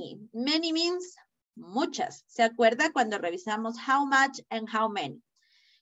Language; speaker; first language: English; non-native, fluent; Spanish